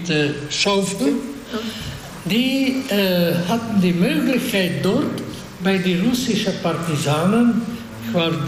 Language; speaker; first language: German; non-native, fluent; Hungarian